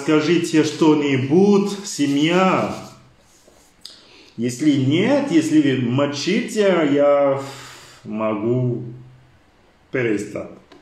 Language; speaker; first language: Russian; non-native, learner; French